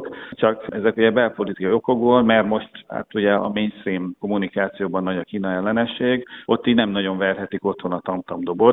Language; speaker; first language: Hungarian; native; Hungarian